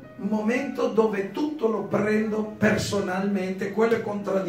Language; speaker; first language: Italian; non-native, learner; Spanish